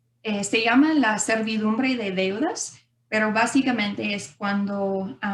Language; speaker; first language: Spanish; non-native, fluent; English